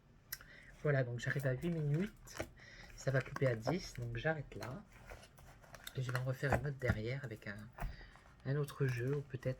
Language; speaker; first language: French; native; French